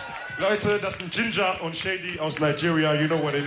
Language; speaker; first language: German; early bilingual, other home language; Wolof